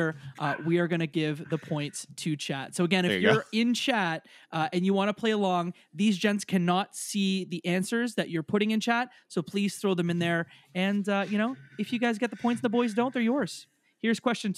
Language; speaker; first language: English; native; English